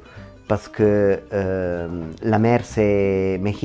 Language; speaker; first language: French; non-native, local second language; Italian